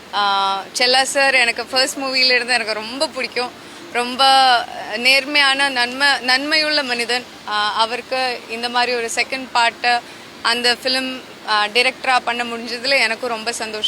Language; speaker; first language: Tamil; non-native, fluent; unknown